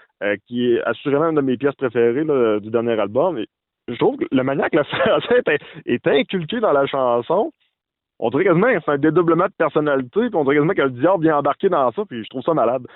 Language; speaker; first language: French; native; French